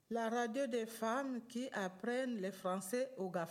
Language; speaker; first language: French; non-native, learner; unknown